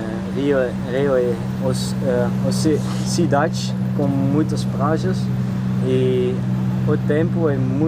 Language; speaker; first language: Portuguese; non-native, learner; Dutch